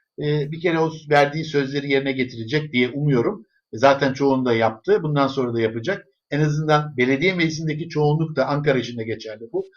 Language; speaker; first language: Turkish; early bilingual, other home language; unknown